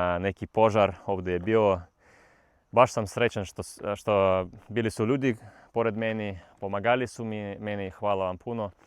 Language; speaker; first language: Bosnian; non-native, learner; Russian